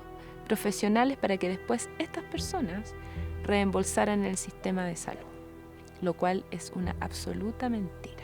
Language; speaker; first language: Spanish; native; Spanish